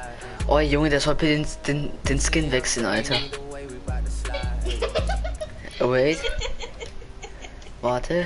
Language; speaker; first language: German; native; German